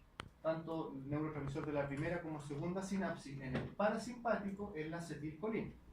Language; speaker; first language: Spanish; native; Spanish